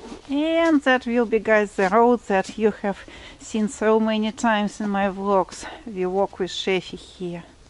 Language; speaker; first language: English; non-native, fluent; Russian